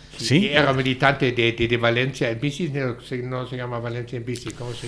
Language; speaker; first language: Spanish; non-native, fluent; German